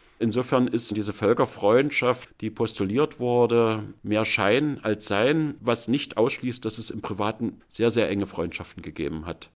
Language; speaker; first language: German; native; German